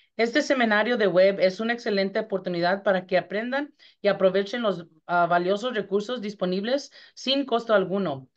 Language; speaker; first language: Spanish; early bilingual, heritage; Spanish